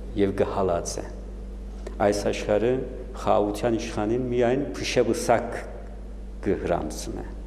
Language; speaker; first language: Armenian; native; Armenian